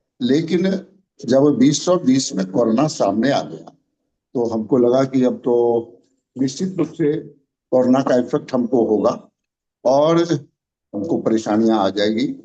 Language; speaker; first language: Hindi; native; Hindi